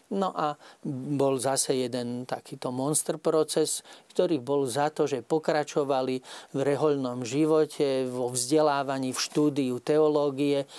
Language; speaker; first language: Slovak; native; Slovak